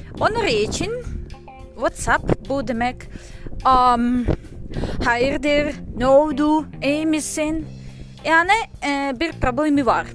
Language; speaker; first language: Turkish; non-native, learner; English